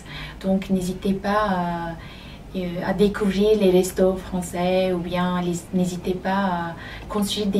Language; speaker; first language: French; non-native, fluent; Turkish